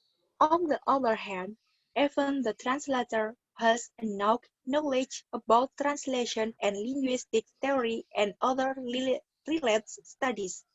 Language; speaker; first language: English; non-native, learner; Indonesian